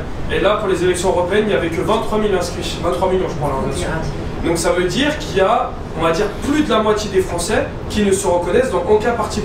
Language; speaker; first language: French; native; French